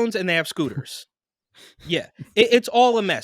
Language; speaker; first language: English; native; English